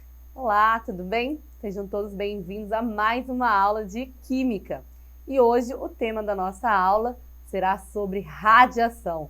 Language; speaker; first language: Portuguese; native; Portuguese